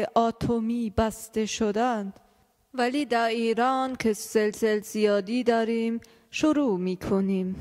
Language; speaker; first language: Persian; early bilingual, heritage; German